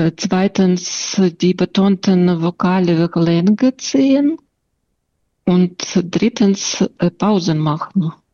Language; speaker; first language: German; non-native, fluent; Russian